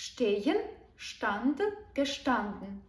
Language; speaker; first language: German; non-native, fluent; Ukrainian